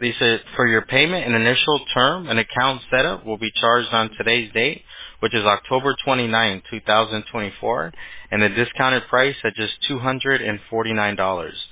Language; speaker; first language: English; early bilingual, other home language; Spanish